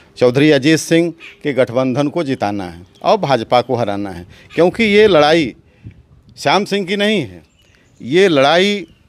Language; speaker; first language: Hindi; native; Hindi